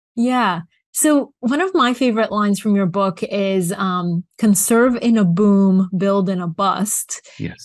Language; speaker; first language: English; early bilingual, other home language; Bulgarian